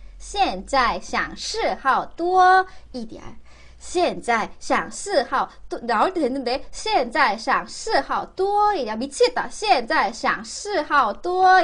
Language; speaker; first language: Chinese; non-native, fluent; Korean